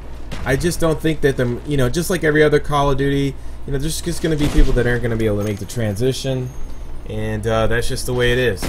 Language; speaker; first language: English; native; English